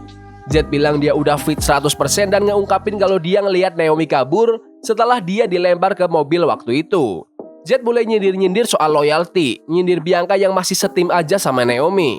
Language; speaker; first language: Indonesian; native; Indonesian